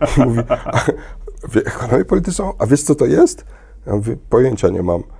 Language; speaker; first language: Polish; early bilingual, heritage; Polish